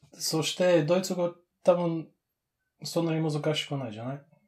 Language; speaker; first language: Japanese; non-native, learner; Bulgarian